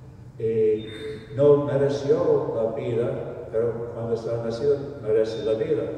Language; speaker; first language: Spanish; non-native, fluent; English